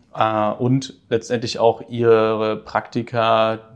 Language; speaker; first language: German; native; German